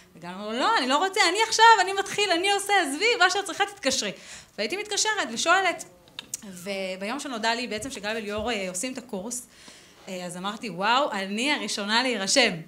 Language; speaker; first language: Hebrew; native; Hebrew